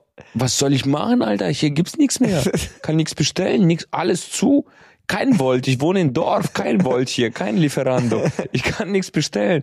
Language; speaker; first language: German; native; German